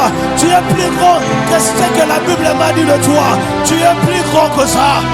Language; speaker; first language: French; non-native, local second language; Lingala